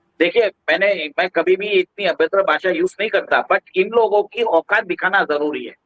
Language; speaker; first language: Hindi; native; Hindi